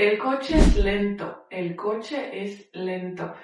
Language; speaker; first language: Spanish; non-native, fluent; Ukrainian